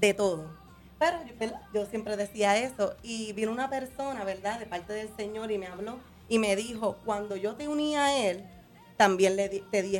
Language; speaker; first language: Spanish; native; Spanish